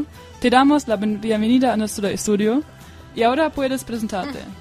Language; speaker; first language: Spanish; non-native, learner; German